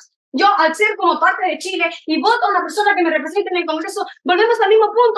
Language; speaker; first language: Spanish; native; Spanish